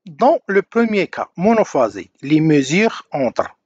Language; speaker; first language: French; non-native, local second language; Arabic